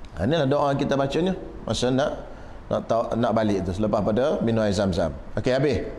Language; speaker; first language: Malay; native; Malay